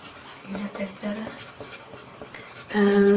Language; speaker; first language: Spanish; non-native, learner; English